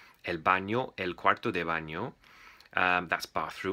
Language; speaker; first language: Spanish; non-native, fluent; English